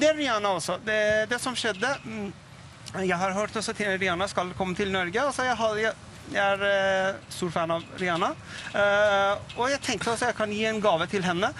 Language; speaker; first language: Norwegian; non-native, fluent; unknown